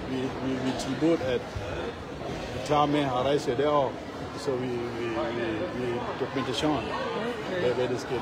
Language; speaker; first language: Danish; non-native, learner; Achinese